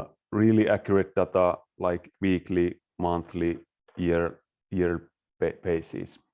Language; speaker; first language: English; non-native, fluent; Finnish